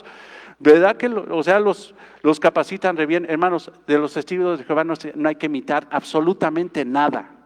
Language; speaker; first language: Spanish; native; Spanish